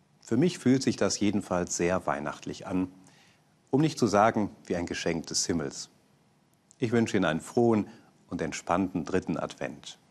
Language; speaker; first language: German; native; German